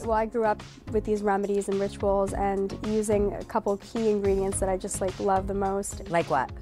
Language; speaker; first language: English; native; English